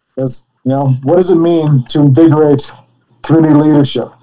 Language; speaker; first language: English; native; English